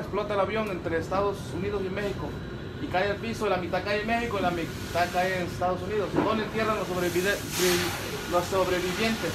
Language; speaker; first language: Spanish; native; Spanish